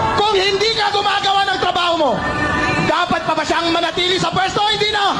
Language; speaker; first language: Filipino; non-native, local second language; Iloko